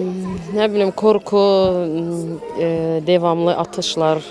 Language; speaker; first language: Turkish; early bilingual, heritage; Turkish